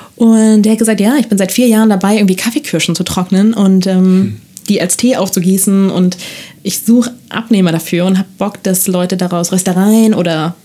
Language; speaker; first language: German; non-native, fluent; Spanish